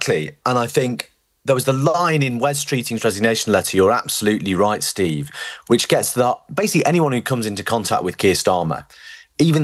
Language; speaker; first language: English; native; English